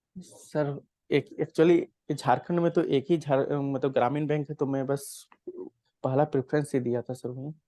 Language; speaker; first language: Hindi; native; Hindi